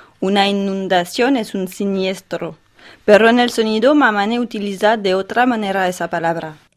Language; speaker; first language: Spanish; non-native, fluent; French